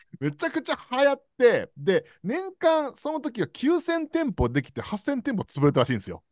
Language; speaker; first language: Japanese; native; Japanese